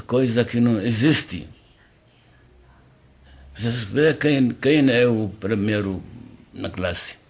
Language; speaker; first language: Portuguese; non-native, learner; Arabic